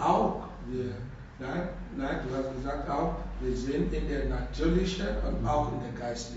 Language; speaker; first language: German; non-native, learner; Russian